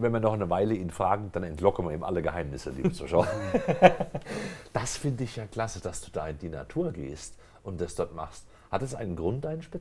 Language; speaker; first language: German; native; German